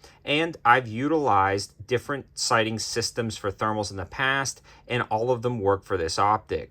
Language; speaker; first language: English; native; English